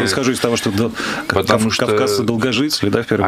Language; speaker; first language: Russian; native; Russian